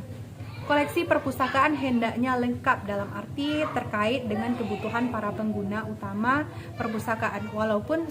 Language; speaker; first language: Indonesian; native; Indonesian